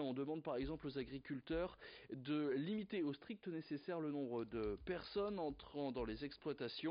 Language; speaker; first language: French; native; French